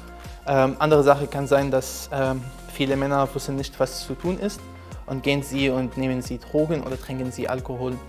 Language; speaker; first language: German; non-native, fluent; Arabic